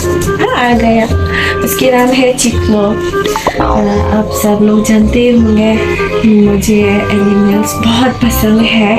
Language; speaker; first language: Hindi; non-native, local second language; Kok Borok